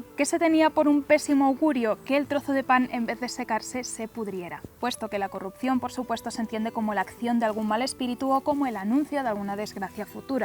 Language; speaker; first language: Spanish; native; Spanish